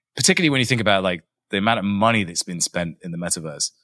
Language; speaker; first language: English; native; English